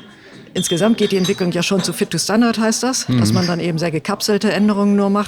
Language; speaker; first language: German; native; German